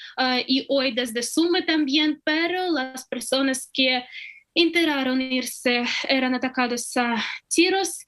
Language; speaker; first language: Spanish; non-native, fluent; Ukrainian